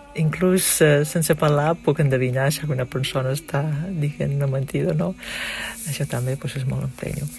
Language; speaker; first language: Catalan; native; Catalan